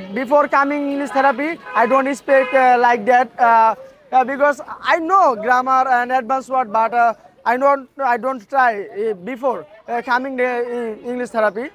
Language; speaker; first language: English; non-native, learner; Bangla